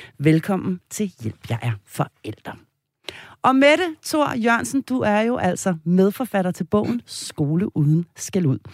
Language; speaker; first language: Danish; native; Danish